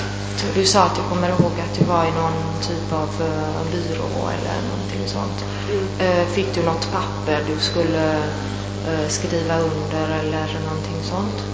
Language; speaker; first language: Swedish; non-native, fluent; Italian